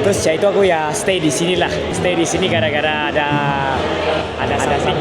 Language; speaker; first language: Indonesian; native; Indonesian